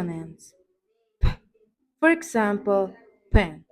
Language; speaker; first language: English; non-native, learner; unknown